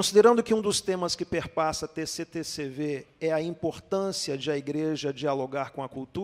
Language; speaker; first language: Portuguese; native; Portuguese